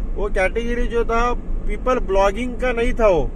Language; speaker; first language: Hindi; non-native, local second language; Urdu